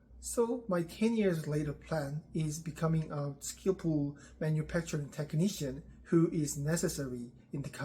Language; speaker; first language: English; non-native, learner; Korean